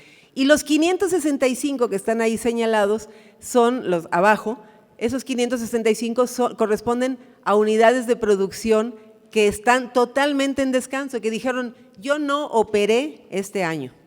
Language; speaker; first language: Spanish; native; Spanish